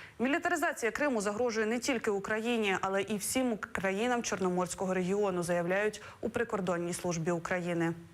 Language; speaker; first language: Ukrainian; native; Ukrainian